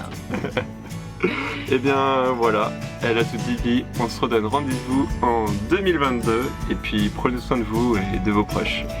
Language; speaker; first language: French; native; French